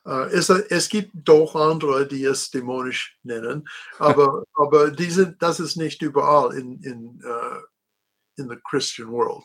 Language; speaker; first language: German; non-native, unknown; English